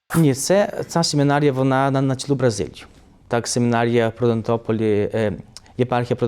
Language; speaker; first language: Ukrainian; early bilingual, heritage; Portuguese